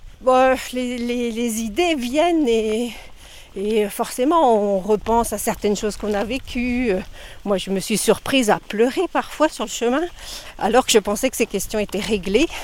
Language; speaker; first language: French; native; French